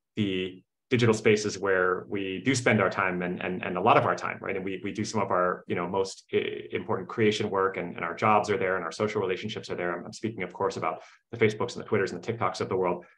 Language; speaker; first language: English; native; English